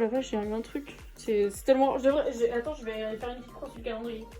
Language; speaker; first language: French; native; French